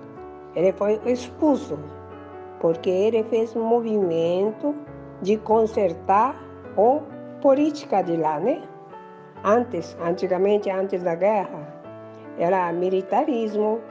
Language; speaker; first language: Portuguese; early bilingual, other home language; Japanese